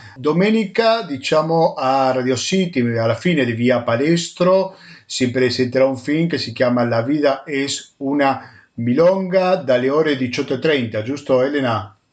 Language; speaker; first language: Italian; non-native, fluent; Spanish